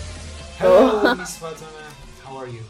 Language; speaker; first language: English; non-native, fluent; Persian